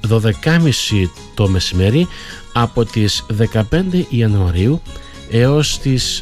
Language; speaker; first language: Greek; native; Greek